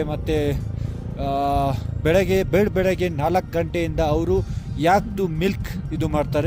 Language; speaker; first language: Kannada; non-native, local second language; Ladakhi